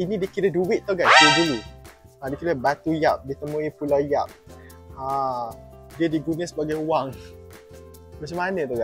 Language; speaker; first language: Malay; native; Malay